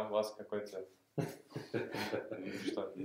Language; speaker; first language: Russian; native; Russian